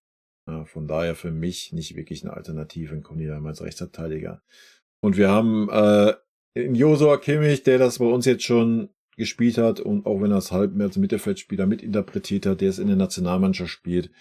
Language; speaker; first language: German; native; German